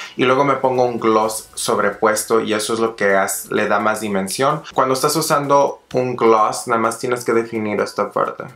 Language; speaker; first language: Spanish; early bilingual, heritage; Spanish